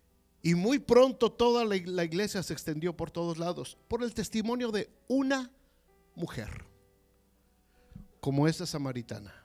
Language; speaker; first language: Spanish; native; Spanish